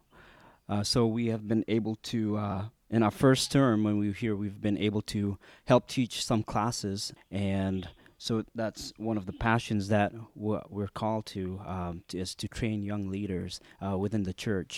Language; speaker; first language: English; non-native, local second language; Khasi